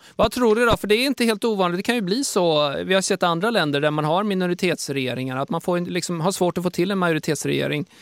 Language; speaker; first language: Swedish; native; Swedish